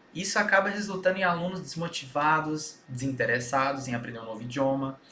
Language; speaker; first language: Portuguese; early bilingual, heritage; Portuguese